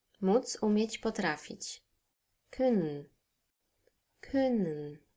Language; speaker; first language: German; non-native, fluent; Polish